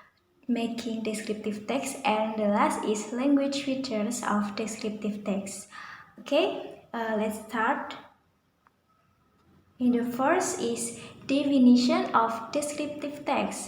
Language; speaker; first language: English; non-native, learner; Indonesian